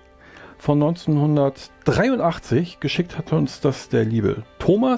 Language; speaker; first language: German; native; German